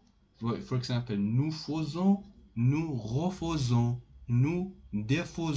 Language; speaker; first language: French; non-native, fluent; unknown